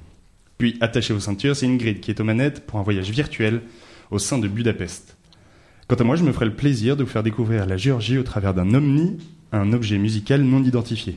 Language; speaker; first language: French; native; French